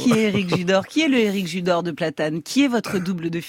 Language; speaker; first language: French; native; French